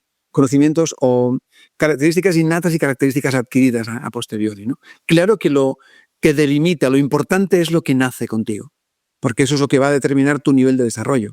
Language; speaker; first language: Spanish; native; Spanish